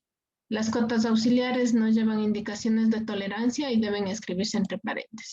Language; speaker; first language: Spanish; native; Spanish